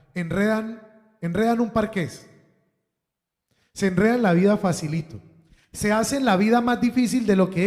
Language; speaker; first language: Spanish; native; Spanish